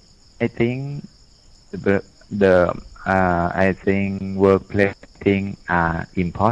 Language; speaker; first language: English; non-native, learner; Thai